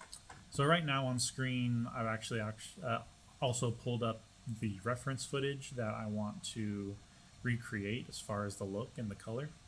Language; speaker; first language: English; native; English